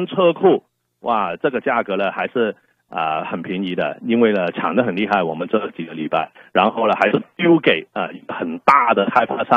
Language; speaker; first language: Chinese; non-native, fluent; Cantonese